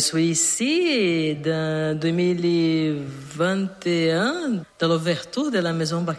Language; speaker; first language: French; non-native, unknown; Portuguese